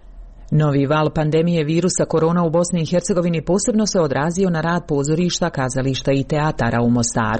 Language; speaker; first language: Serbian; native; Serbian